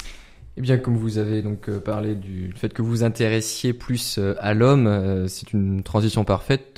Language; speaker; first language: French; native; French